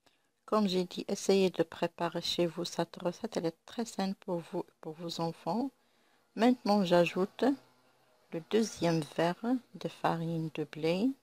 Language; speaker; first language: French; non-native, local second language; Arabic